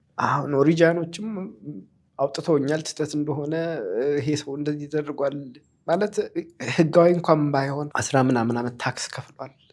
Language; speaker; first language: Amharic; native; Amharic